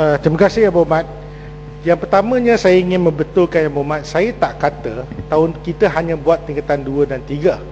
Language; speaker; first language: Malay; non-native, local second language; Chinese